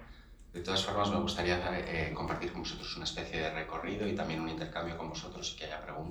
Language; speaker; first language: Spanish; native; Spanish